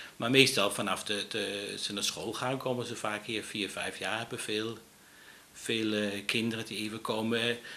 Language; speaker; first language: Dutch; non-native, fluent; Danish